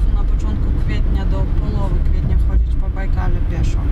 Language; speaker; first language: Polish; non-native, learner; Russian